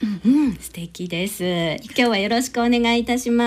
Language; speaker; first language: Japanese; native; Japanese